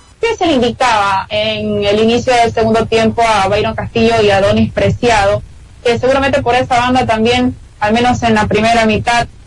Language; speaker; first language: Spanish; native; Spanish